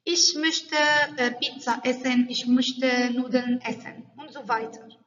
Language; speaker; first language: German; non-native, learner; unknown